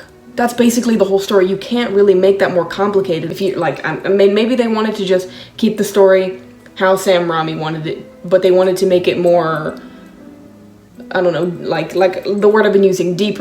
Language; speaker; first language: English; native; English